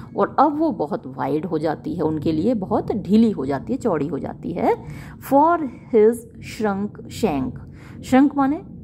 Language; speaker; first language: Hindi; native; Hindi